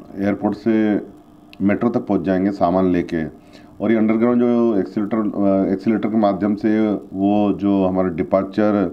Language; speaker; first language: Hindi; native; Hindi